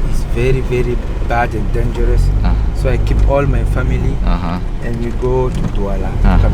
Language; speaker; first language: English; non-native, fluent; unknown